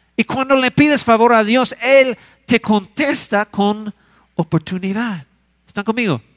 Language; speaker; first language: Spanish; non-native, fluent; English